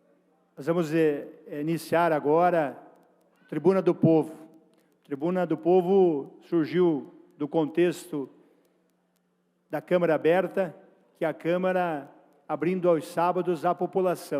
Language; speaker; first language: Portuguese; native; Portuguese